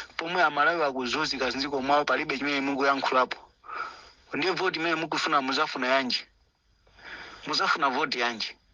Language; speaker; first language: Nyanja; native; Nyanja